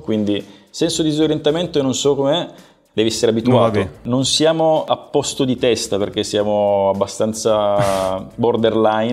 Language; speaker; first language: Italian; native; Italian